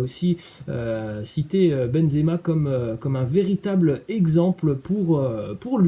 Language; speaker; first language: French; native; French